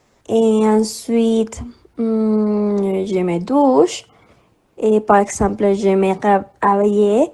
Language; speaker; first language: French; non-native, learner; Spanish